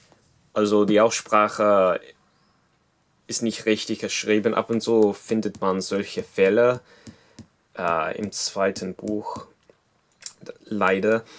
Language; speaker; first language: German; non-native, fluent; English